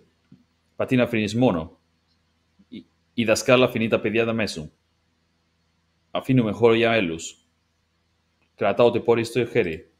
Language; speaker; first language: Greek; non-native, learner; English